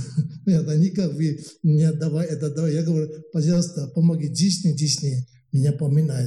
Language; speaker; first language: Russian; non-native, learner; Tibetan